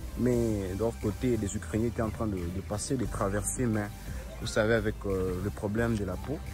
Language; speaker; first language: French; non-native, local second language; Swahili